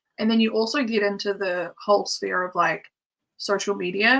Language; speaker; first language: English; native; English